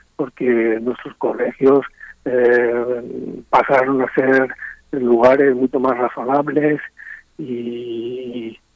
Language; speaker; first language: Spanish; native; Spanish